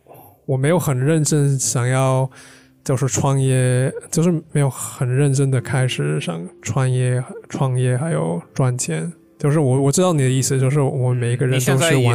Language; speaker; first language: Chinese; non-native, fluent; English